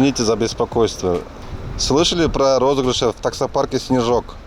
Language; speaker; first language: Russian; non-native, local second language; Kyrgyz